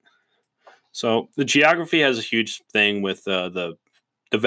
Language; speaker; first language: English; native; English